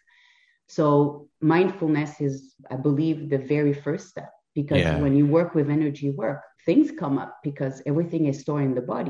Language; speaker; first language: English; non-native, fluent; French